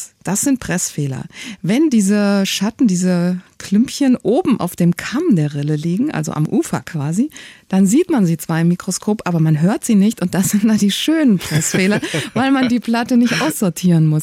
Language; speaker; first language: German; native; German